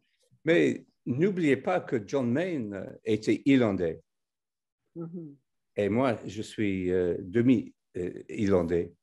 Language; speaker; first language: French; non-native, fluent; English